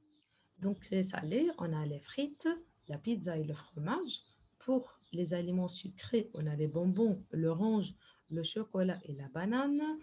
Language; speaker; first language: French; non-native, fluent; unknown